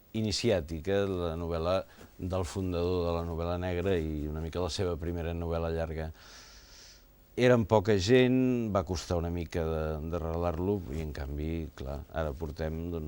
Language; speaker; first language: Catalan; native; Catalan